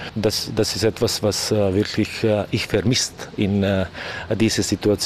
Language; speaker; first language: German; non-native, learner; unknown